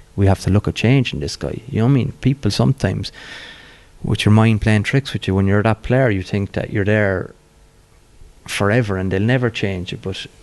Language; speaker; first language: English; native; English